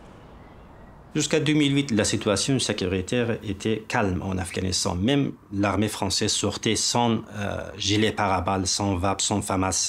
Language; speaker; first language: French; non-native, fluent; Persian